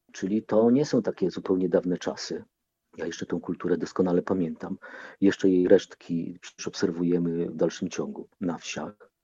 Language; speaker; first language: Polish; non-native, local second language; Ukrainian